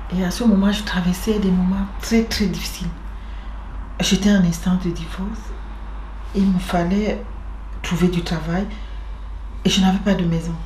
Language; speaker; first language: French; non-native, local second language; Basaa